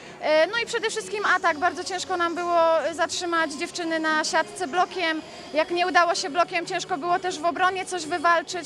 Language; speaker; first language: Polish; native; Polish